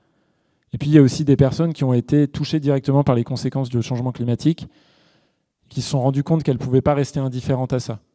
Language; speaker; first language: French; native; French